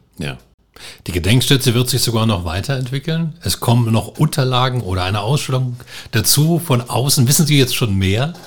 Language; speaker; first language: German; native; German